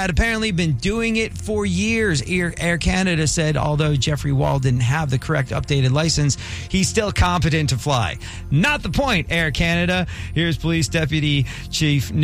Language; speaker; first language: English; native; English